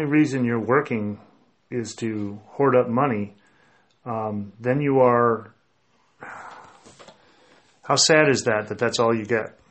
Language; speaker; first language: English; native; English